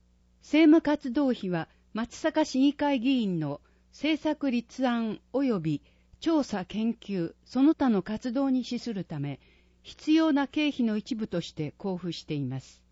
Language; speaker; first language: Japanese; native; Japanese